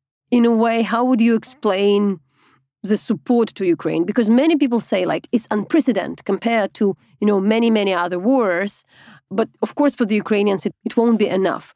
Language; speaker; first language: English; non-native, fluent; Ukrainian